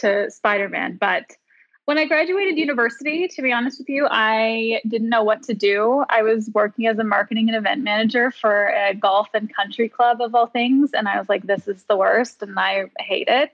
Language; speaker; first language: English; native; English